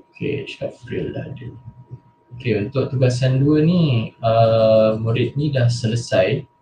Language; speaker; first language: Malay; native; Malay